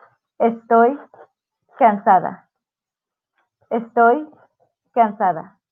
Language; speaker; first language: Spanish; non-native, fluent; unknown